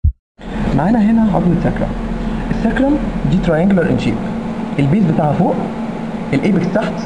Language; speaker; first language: Arabic; native; Arabic